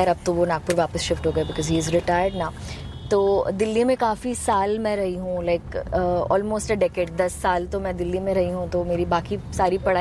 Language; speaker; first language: Hindi; native; Hindi